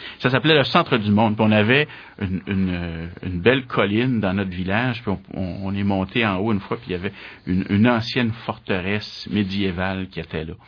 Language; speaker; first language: French; native; French